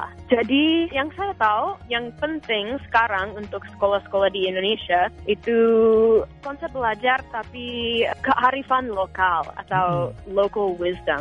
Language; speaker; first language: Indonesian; non-native, fluent; English